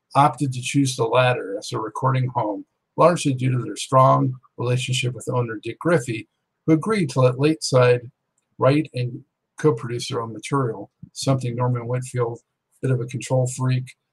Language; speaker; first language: English; native; English